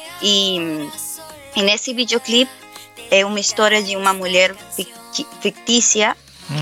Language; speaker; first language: Portuguese; non-native, fluent; Spanish